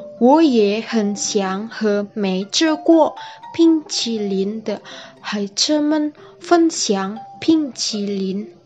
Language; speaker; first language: Chinese; non-native, learner; Indonesian